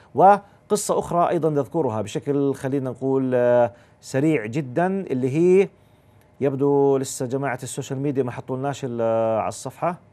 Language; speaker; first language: Arabic; native; Arabic